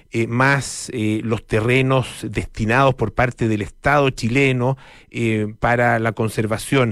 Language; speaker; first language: Spanish; native; Spanish